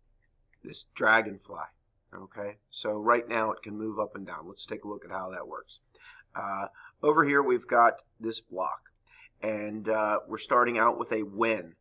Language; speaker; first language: English; native; English